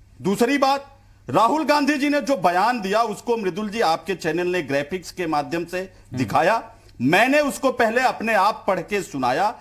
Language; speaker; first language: Hindi; native; Hindi